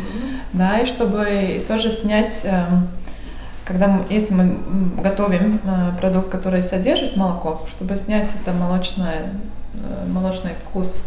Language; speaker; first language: Russian; non-native, local second language; Latvian